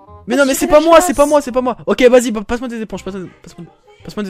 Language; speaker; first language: French; native; French